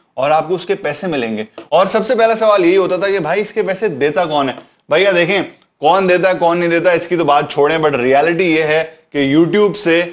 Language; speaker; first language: Urdu; native; Urdu